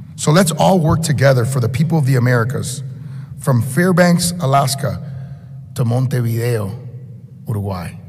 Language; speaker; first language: English; early bilingual, other home language; Spanish